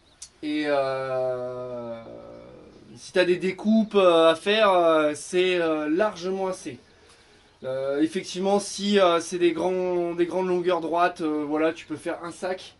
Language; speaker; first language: French; native; French